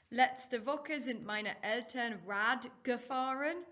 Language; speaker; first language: German; non-native, fluent; English